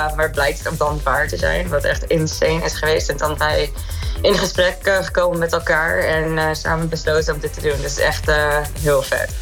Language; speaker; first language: Dutch; non-native, fluent; English